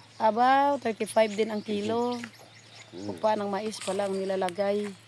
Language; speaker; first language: Filipino; native; Filipino